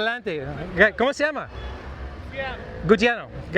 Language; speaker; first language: Spanish; non-native, learner; English